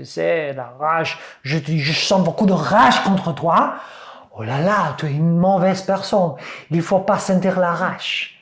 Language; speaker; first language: French; non-native, fluent; Catalan